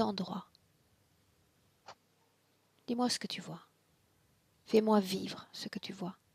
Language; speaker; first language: French; native; French